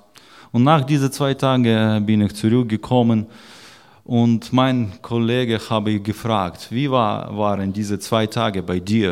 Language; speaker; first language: German; non-native, learner; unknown